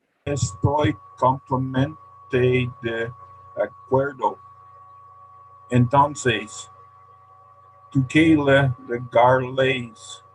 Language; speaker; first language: Spanish; non-native, learner; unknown